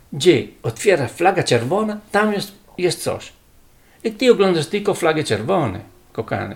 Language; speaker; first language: Polish; non-native, learner; Italian